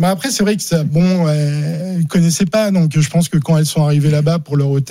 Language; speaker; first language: French; native; French